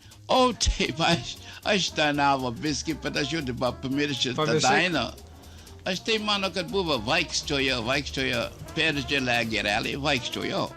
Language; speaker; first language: Lithuanian; non-native, learner; English